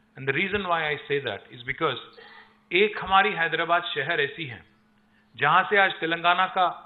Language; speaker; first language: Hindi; non-native, local second language; Telugu